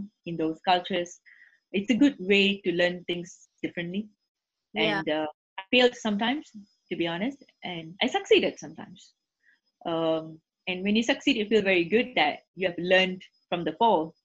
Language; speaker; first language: English; native; English